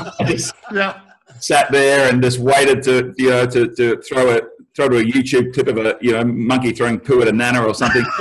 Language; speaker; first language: English; native; English